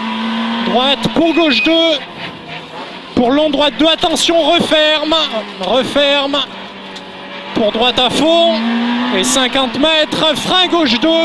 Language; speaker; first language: French; native; French